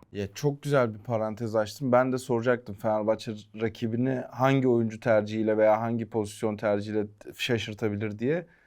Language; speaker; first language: Turkish; native; Turkish